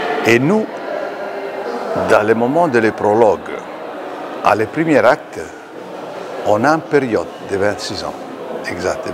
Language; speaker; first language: French; non-native, fluent; Italian